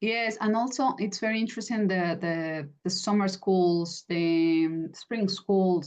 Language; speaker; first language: English; non-native, fluent; Spanish